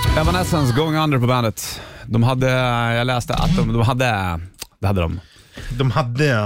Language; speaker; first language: Swedish; native; Swedish